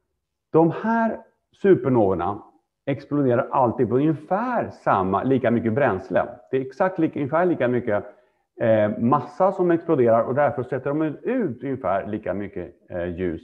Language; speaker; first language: Swedish; native; Swedish